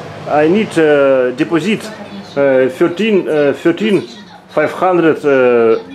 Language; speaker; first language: English; non-native, learner; Russian